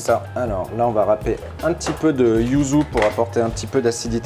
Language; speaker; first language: French; native; French